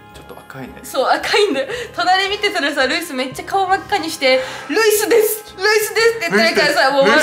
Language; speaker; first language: Japanese; native; Japanese